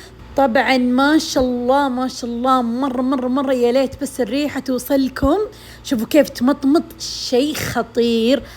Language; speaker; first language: Arabic; native; Arabic